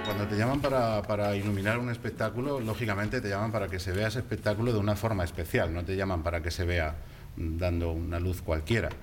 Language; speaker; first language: Spanish; native; Spanish